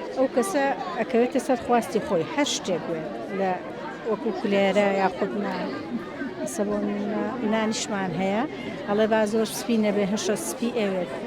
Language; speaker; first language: Central Kurdish; non-native, local second language; Gurani